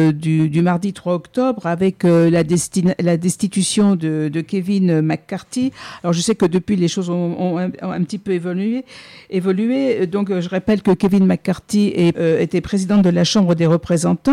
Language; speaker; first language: French; native; French